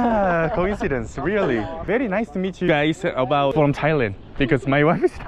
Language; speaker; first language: English; non-native, learner; Korean